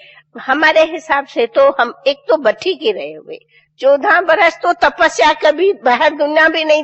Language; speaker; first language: Hindi; non-native, local second language; Sindhi